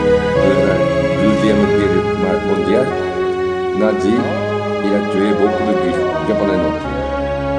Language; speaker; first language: French; non-native, learner; Japanese